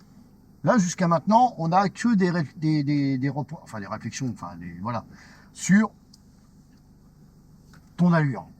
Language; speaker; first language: French; native; French